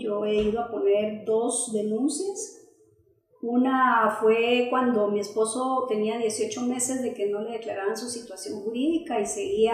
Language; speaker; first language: Spanish; native; Spanish